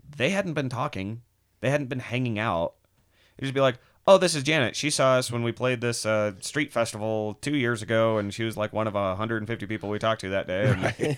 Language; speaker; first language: English; native; English